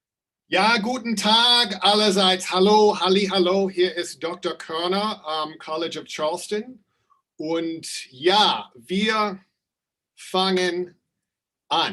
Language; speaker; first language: German; non-native, fluent; English